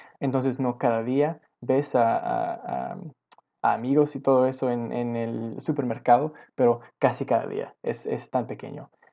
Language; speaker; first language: Spanish; non-native, learner; English